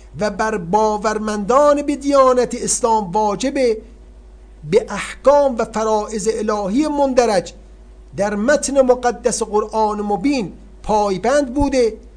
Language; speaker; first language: Persian; native; Persian